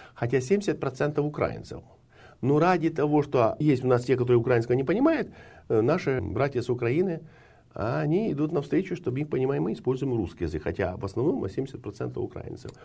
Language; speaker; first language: Russian; non-native, local second language; Ukrainian